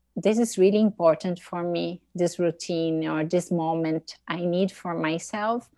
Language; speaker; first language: English; non-native, fluent; Portuguese